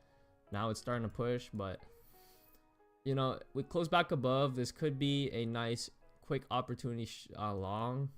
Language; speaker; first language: English; native; English